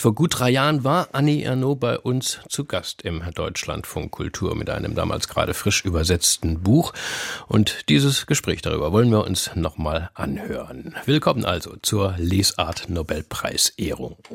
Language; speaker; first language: German; native; German